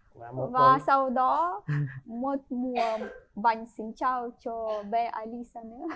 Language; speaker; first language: Vietnamese; non-native, fluent; Ukrainian